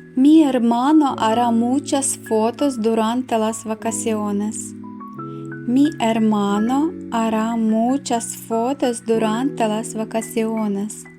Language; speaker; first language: Spanish; non-native, fluent; Ukrainian